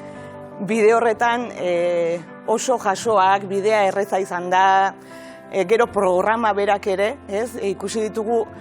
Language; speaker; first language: Basque; native; Basque